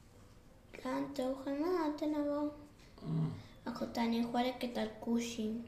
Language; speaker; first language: Welsh; non-native, learner; Spanish